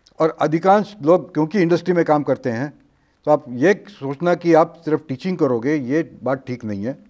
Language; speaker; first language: Hindi; non-native, local second language; Marathi